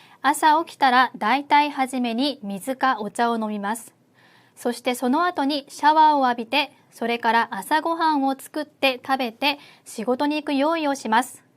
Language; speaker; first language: Japanese; non-native, fluent; Korean